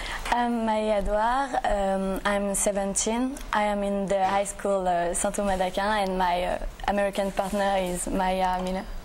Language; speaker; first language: English; non-native, learner; French